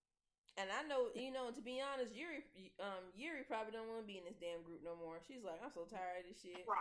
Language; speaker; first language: English; native; English